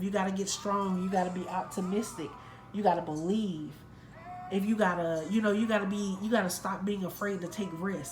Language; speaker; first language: English; native; English